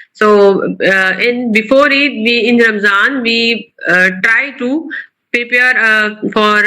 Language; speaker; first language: English; non-native, local second language; Urdu